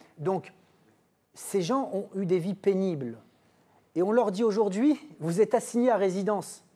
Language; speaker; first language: French; native; French